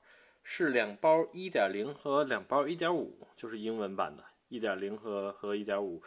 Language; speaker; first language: Chinese; native; Chinese